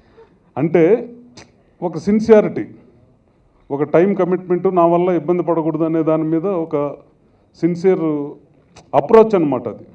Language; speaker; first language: Telugu; native; Telugu